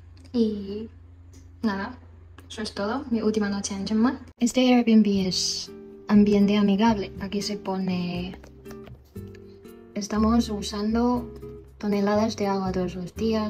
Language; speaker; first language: Spanish; non-native, fluent; Chinese